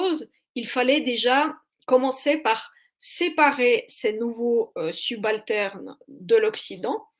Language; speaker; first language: French; non-native, fluent; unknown